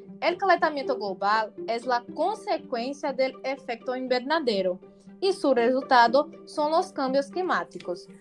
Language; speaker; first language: Spanish; non-native, learner; Portuguese